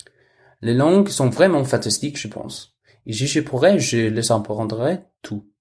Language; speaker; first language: French; non-native, learner; Danish